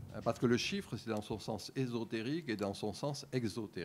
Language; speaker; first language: French; native; French